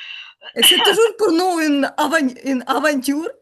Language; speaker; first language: French; non-native, learner; Ukrainian